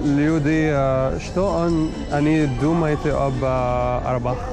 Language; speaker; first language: Russian; non-native, learner; Arabic